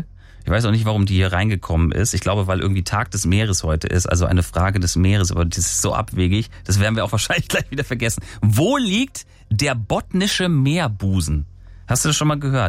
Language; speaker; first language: German; native; German